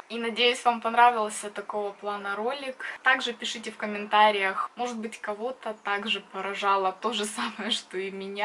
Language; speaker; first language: Russian; native; Russian